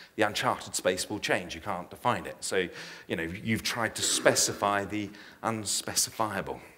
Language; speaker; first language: English; native; English